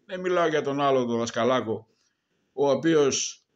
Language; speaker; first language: Greek; native; Greek